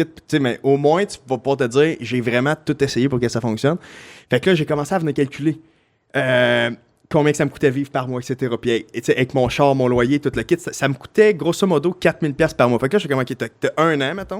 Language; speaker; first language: French; native; French